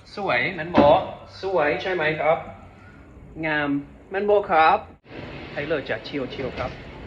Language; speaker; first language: Thai; non-native, learner; English